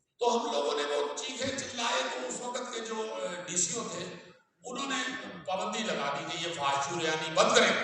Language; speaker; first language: Urdu; non-native, local second language; Punjabi